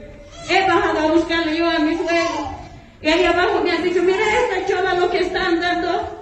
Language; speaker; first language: Spanish; native; Spanish